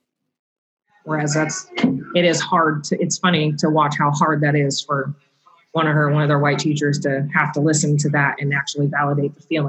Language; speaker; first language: English; native; English